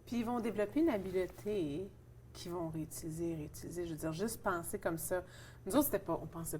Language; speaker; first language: French; native; French